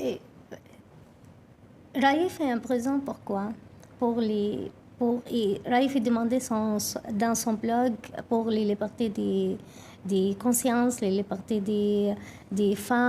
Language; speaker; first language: French; non-native, learner; Arabic